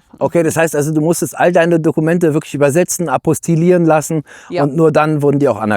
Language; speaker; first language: German; native; German